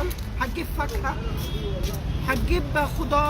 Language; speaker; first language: Arabic; native; Arabic